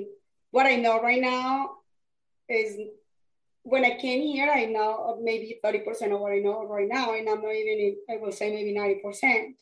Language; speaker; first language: English; non-native, fluent; Spanish